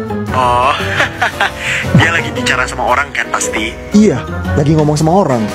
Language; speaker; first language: Indonesian; native; Indonesian